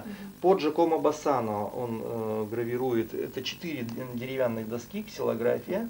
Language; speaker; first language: Russian; native; Russian